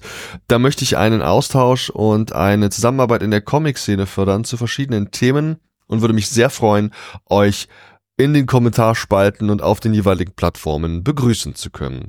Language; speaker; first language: German; native; German